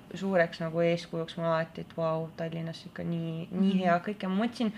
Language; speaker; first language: Estonian; non-native, local second language; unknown